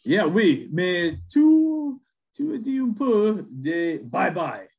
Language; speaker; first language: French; non-native, learner; English